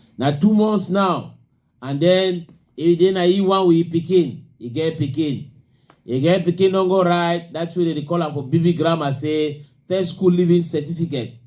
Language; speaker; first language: Nigerian Pidgin; native; Nigerian Pidgin